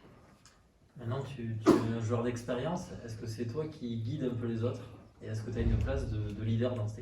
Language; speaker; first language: French; native; French